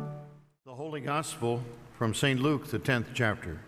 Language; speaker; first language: English; native; English